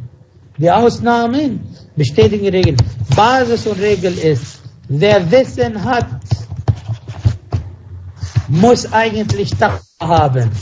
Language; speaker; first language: German; non-native, fluent; Arabic